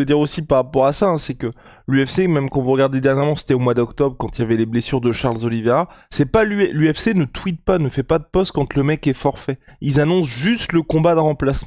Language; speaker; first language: French; native; French